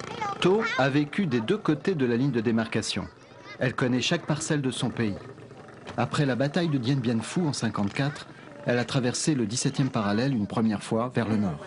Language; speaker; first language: French; native; French